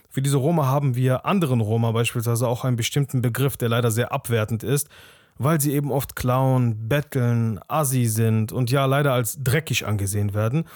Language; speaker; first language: German; early bilingual, other home language; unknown